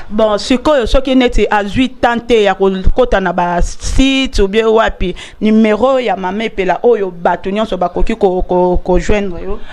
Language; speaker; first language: Lingala; native; Lingala